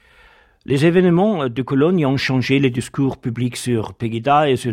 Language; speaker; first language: French; non-native, fluent; German